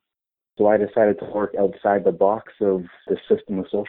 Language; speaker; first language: English; native; English